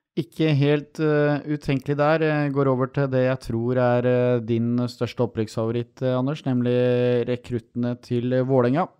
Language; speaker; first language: Norwegian; native; Norwegian